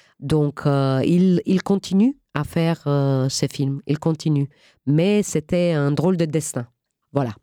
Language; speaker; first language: French; non-native, fluent; Romanian